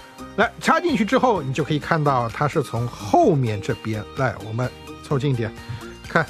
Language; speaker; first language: Chinese; native; Chinese